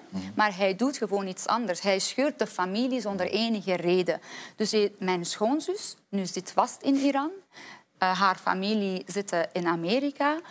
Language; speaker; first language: Dutch; non-native, fluent; Persian